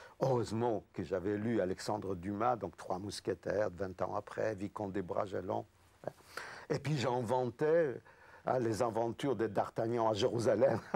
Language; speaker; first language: French; non-native, fluent; Yiddish